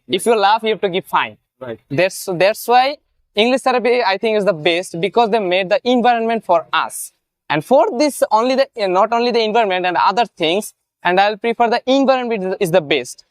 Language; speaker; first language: English; non-native, learner; Bangla